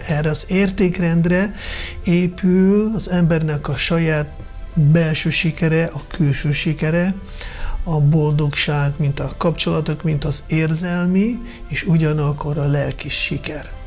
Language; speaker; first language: Hungarian; non-native, fluent; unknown